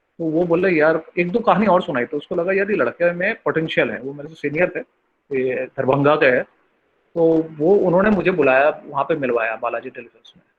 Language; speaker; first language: Hindi; non-native, local second language; Bangla